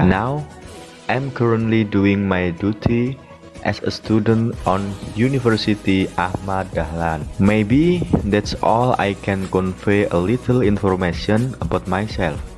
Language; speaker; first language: English; non-native, learner; Indonesian